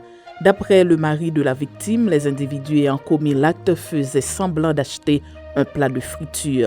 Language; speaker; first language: French; non-native, local second language; Haitian Creole